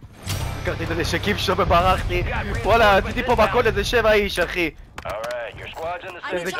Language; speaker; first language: Hebrew; native; Hebrew